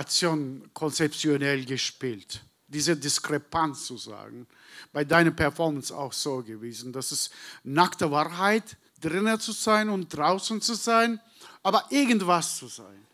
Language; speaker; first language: German; non-native, learner; Turkish